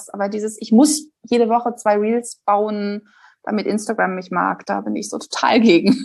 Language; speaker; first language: German; native; German